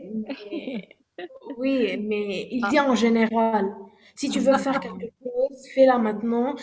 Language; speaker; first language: French; non-native, learner; Arabic